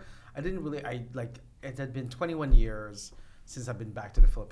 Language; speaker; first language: English; non-native, local second language; Filipino